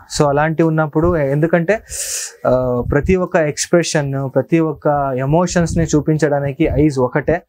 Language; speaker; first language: Telugu; non-native, local second language; Kannada